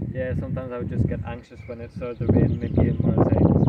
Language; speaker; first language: English; early bilingual, other home language; Spanish